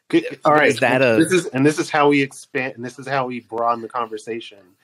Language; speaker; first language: English; native; English